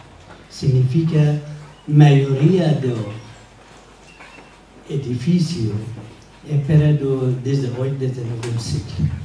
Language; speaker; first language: Portuguese; non-native, learner; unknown